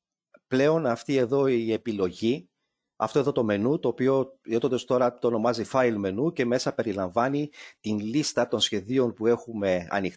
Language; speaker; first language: Greek; native; Greek